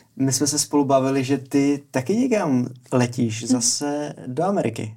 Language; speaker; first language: Czech; native; Czech